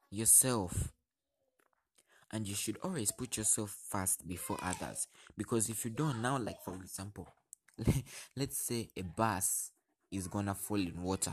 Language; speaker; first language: English; non-native, local second language; Ganda